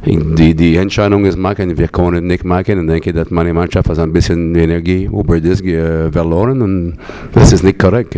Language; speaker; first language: German; non-native, learner; French